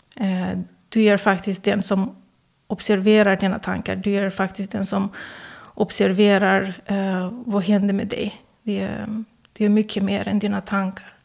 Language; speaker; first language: Swedish; non-native, fluent; Romanian